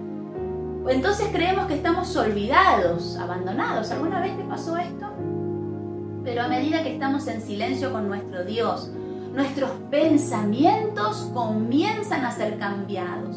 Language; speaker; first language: Spanish; native; Spanish